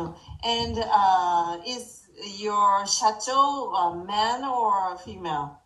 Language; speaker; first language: English; non-native, fluent; Japanese